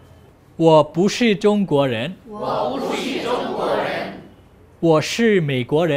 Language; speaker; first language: Chinese; non-native, fluent; Bangla